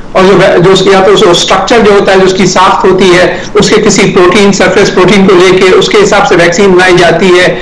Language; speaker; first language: Urdu; native; Urdu